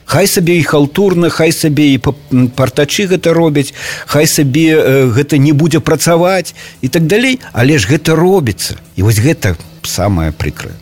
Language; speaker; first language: Belarusian; native; Belarusian